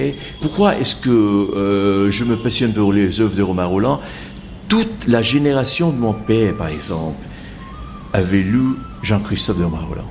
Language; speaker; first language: French; non-native, fluent; Bangla